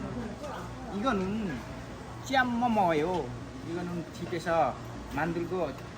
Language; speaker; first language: Korean; non-native, learner; Nepali